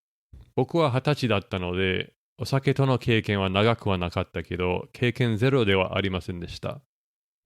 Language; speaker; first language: Japanese; non-native, fluent; English